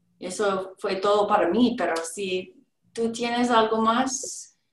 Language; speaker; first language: Spanish; non-native, learner; English